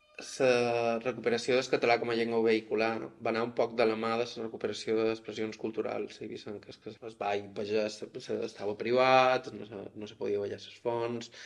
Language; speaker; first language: Catalan; native; Catalan